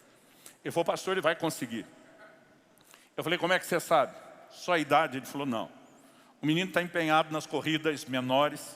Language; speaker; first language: Portuguese; native; Portuguese